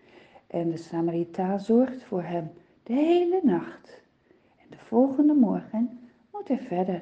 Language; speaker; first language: Dutch; native; Dutch